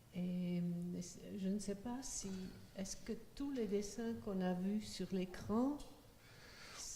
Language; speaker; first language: French; non-native, fluent; Swiss German